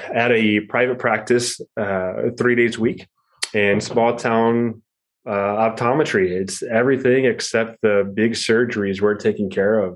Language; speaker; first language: English; native; English